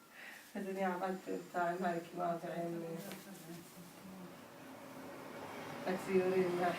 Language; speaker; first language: Hebrew; non-native, local second language; Arabic